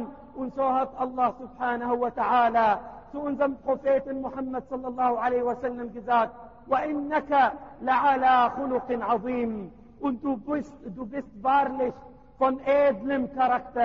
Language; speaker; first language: German; non-native, learner; Arabic